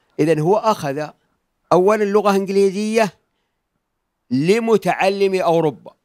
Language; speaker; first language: Arabic; native; Arabic